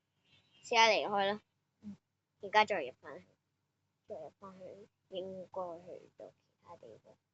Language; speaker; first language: Chinese; native; Chinese